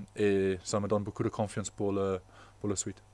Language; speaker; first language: French; non-native, fluent; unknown